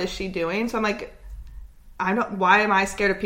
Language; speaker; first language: English; native; English